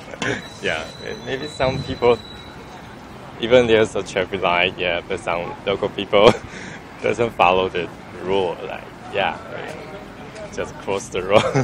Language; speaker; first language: English; non-native, fluent; Chinese